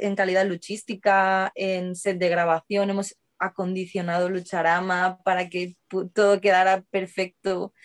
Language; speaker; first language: Spanish; native; Spanish